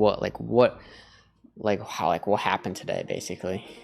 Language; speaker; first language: English; native; English